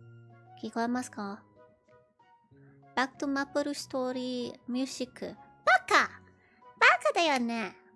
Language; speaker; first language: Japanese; non-native, learner; Filipino